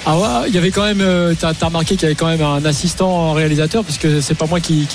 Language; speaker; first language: French; native; French